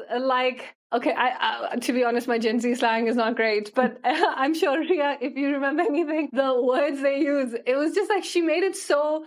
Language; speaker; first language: English; early bilingual, other home language; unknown